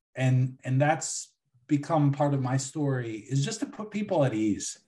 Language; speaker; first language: English; native; English